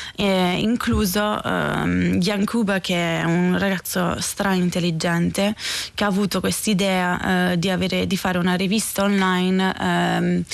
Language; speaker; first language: Italian; non-native, fluent; English